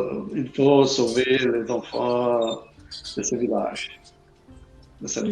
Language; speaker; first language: French; non-native, learner; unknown